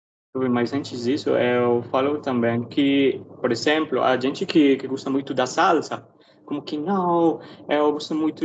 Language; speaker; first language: Portuguese; non-native, learner; Spanish